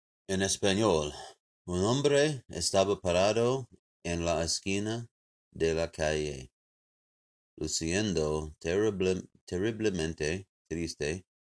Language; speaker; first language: Spanish; non-native, learner; English